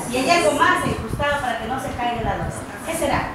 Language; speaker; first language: Spanish; native; Spanish